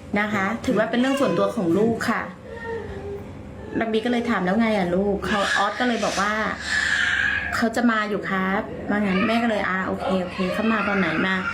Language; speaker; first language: Thai; native; Thai